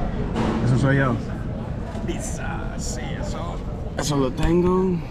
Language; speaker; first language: Spanish; non-native, learner; English